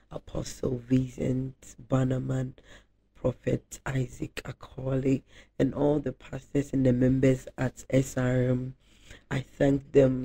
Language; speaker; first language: English; non-native, local second language; Akan